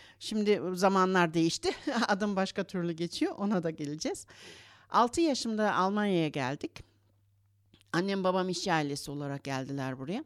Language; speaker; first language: Turkish; early bilingual, heritage; Turkish